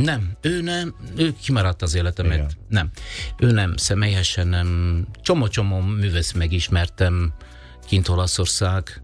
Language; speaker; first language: Hungarian; non-native, fluent; Italian